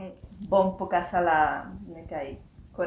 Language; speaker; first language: Slovenian; non-native, learner; Spanish